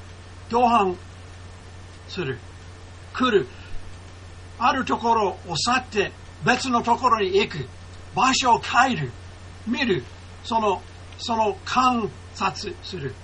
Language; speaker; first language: Japanese; non-native, fluent; English